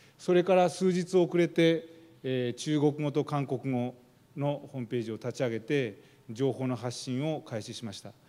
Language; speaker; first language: Japanese; native; Japanese